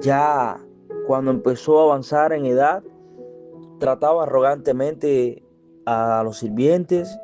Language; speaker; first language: Spanish; native; Spanish